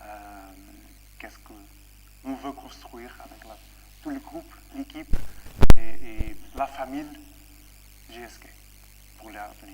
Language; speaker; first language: French; non-native, fluent; Portuguese